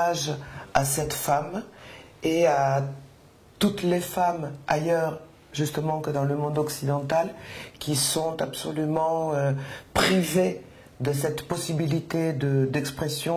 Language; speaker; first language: French; non-native, fluent; Spanish